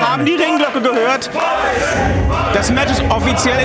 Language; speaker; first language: German; native; German